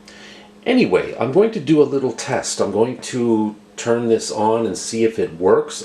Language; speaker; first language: English; native; English